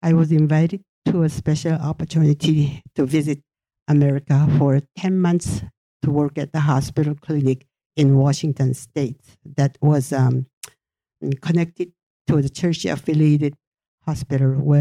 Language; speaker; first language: English; non-native, fluent; Japanese